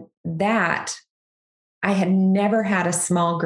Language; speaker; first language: English; native; English